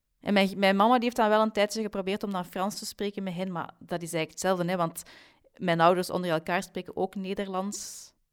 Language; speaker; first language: Dutch; native; Dutch